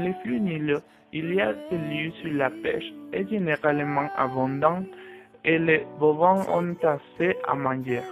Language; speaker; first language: French; non-native, learner; Spanish